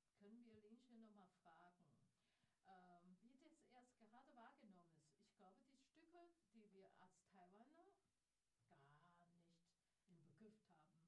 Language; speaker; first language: German; non-native, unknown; Chinese